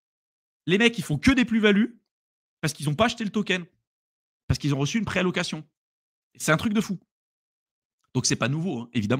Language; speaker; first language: French; native; French